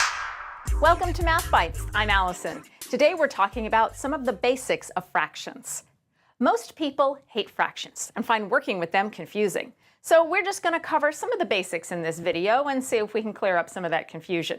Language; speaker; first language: English; native; English